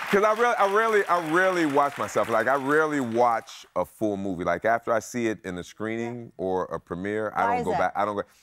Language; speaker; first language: English; native; English